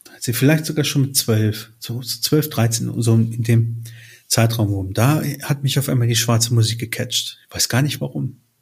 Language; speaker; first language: German; early bilingual, other home language; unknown